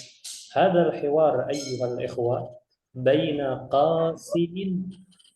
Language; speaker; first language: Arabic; non-native, fluent; Indonesian